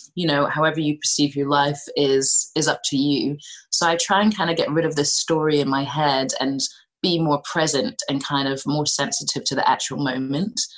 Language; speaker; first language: English; native; English